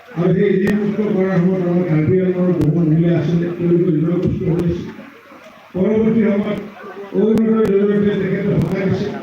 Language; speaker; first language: Assamese; non-native, local second language; Karbi